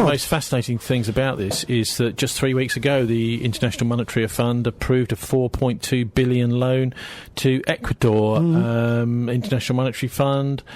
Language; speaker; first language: English; native; English